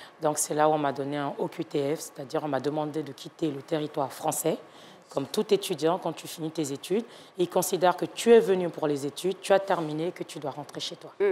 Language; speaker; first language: French; non-native, local second language; Yoruba